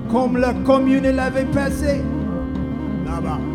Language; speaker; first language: French; non-native, learner; English